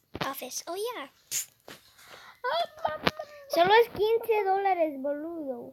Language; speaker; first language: Spanish; early bilingual, heritage; Spanish